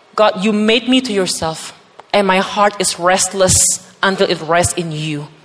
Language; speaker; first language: English; non-native, fluent; Indonesian